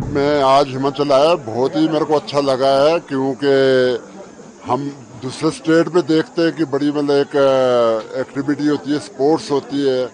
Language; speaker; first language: Hindi; native; Hindi